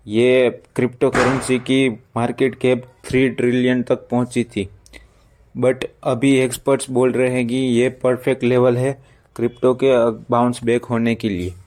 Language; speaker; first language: Hindi; non-native, local second language; Gujarati